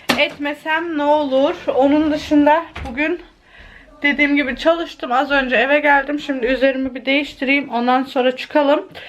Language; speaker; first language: Turkish; early bilingual, heritage; Turkish